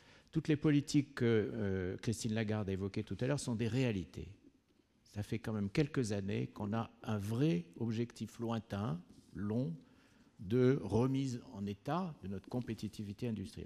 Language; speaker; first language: French; native; French